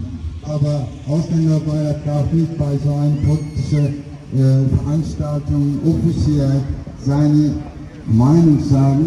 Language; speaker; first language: German; non-native, fluent; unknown